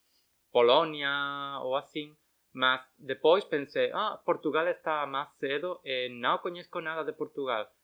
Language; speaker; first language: Portuguese; non-native, learner; Spanish